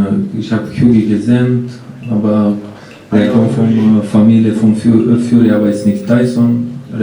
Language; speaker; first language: German; non-native, learner; Romanian